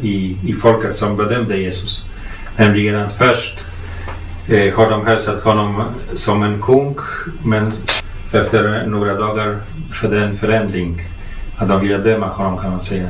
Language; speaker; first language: Swedish; non-native, fluent; Polish